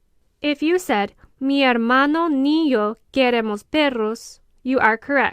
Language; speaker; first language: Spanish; non-native, fluent; English